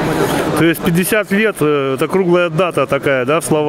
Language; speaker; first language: Russian; native; Russian